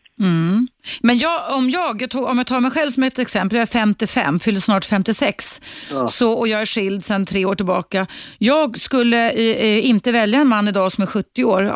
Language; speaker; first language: Swedish; native; Swedish